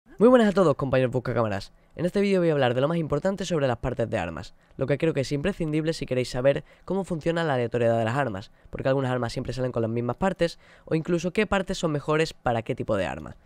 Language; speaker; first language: Spanish; native; Spanish